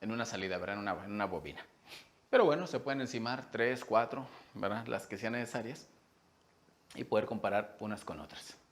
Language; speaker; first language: Spanish; native; Spanish